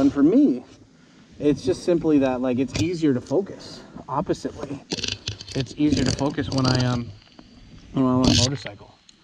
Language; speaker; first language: English; native; English